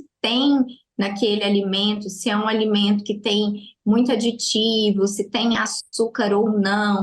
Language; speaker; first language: Portuguese; native; Portuguese